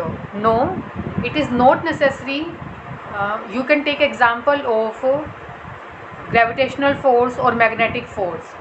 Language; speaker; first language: English; non-native, local second language; Hindi